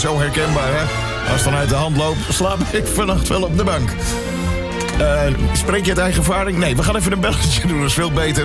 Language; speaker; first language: Dutch; native; Dutch